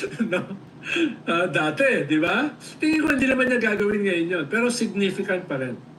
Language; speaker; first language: Filipino; native; Filipino